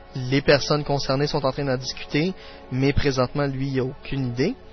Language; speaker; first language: French; native; French